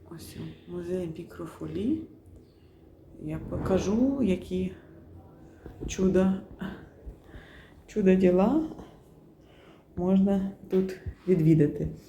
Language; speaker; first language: Ukrainian; native; Ukrainian